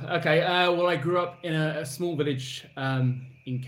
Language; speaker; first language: English; native; English